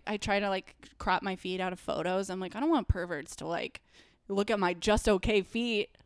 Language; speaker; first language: English; native; English